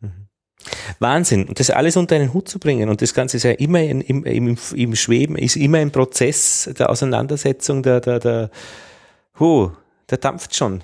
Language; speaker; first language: German; native; German